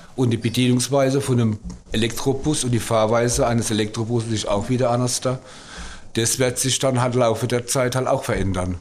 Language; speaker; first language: German; native; German